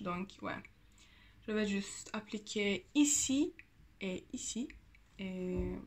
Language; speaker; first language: French; non-native, learner; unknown